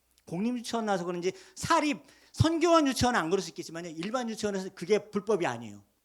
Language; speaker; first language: Korean; native; Korean